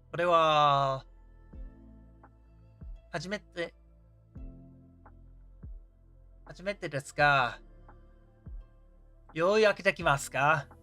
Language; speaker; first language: Japanese; non-native, learner; English